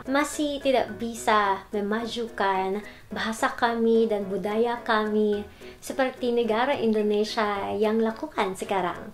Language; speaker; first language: Indonesian; non-native, learner; Filipino